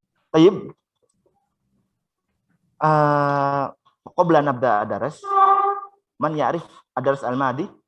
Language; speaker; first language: Arabic; non-native, fluent; Indonesian